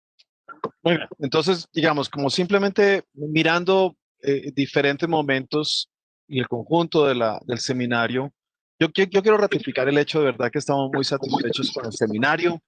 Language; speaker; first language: Spanish; native; Spanish